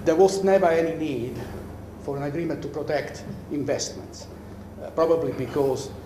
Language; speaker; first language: English; non-native, fluent; Italian